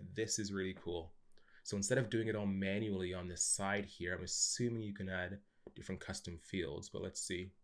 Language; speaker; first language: English; native; English